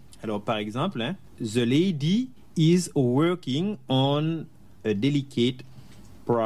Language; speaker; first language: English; non-native, fluent; French